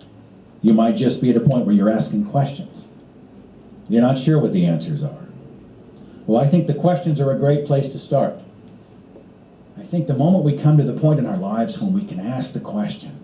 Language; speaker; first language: English; native; English